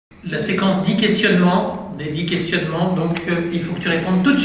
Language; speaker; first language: French; native; French